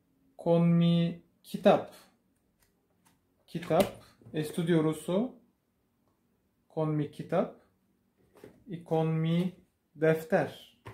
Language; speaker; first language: Spanish; non-native, learner; Turkish